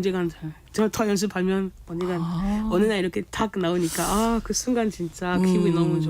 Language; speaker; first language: Korean; non-native, fluent; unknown